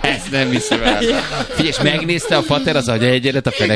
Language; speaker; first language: Hungarian; native; Hungarian